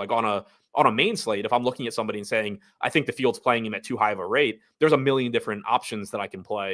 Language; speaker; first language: English; native; English